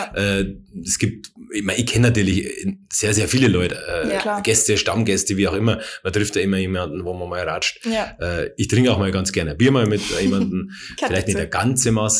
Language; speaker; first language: German; native; German